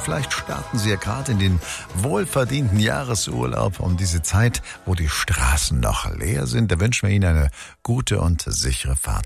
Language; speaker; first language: German; native; German